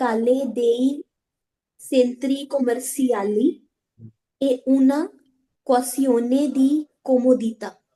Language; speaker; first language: Italian; non-native, learner; Hindi